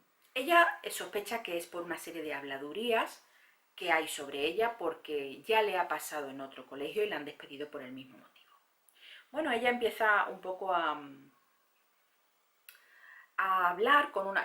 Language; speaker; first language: Spanish; native; Spanish